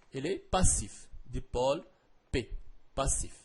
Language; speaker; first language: French; non-native, local second language; Arabic